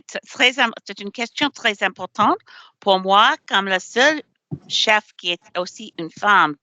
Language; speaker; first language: French; non-native, learner; English